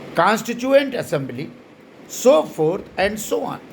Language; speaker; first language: English; non-native, local second language; Hindi